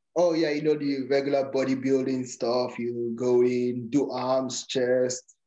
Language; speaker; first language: English; non-native, local second language; Yoruba